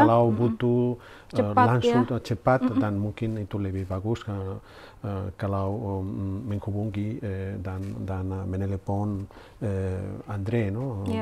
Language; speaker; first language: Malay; non-native, learner; Spanish